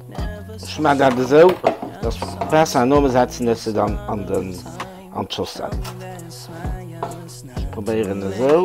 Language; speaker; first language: German; non-native, learner; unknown